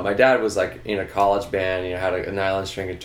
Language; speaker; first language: English; native; English